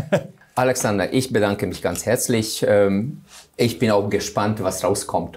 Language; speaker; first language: German; non-native, fluent; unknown